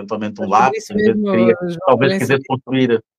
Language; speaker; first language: Portuguese; native; Portuguese